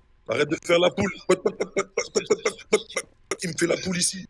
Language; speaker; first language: French; native; French